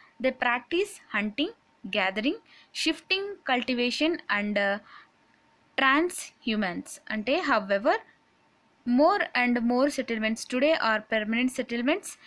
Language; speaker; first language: English; non-native, local second language; Telugu